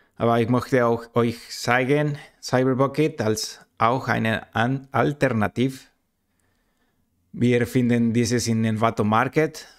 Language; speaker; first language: German; non-native, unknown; Spanish